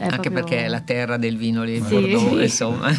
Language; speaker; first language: Italian; native; Italian